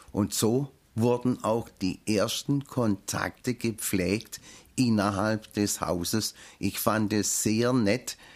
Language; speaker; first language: German; native; German